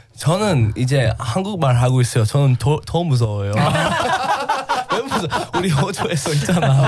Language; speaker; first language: Korean; non-native, learner; English